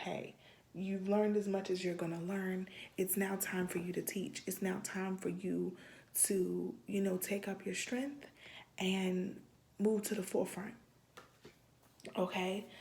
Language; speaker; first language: English; native; English